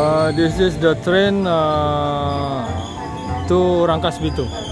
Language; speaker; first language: English; non-native, learner; Indonesian